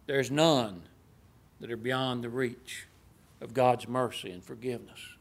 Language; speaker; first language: English; native; English